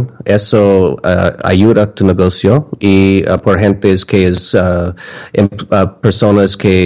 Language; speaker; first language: Spanish; non-native, learner; English